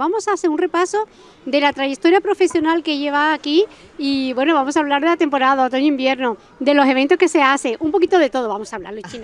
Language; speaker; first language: Spanish; native; Spanish